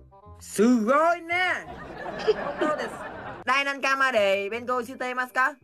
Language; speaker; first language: Japanese; non-native, learner; Vietnamese